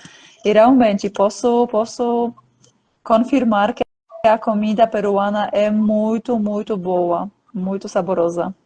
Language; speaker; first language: Portuguese; non-native, fluent; Polish